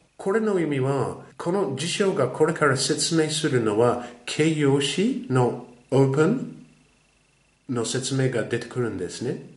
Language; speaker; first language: Japanese; non-native, fluent; English